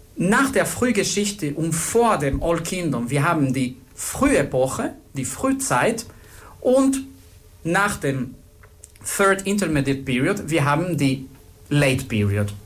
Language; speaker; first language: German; non-native, fluent; Spanish